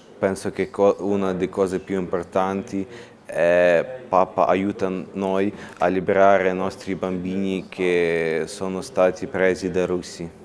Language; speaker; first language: Italian; non-native, learner; Ukrainian